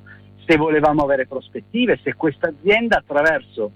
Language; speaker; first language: Italian; native; Italian